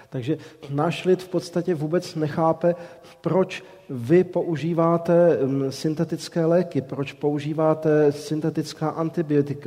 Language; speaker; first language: Czech; native; Czech